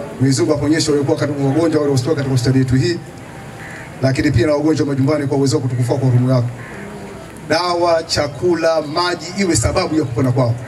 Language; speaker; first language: Swahili; native; Swahili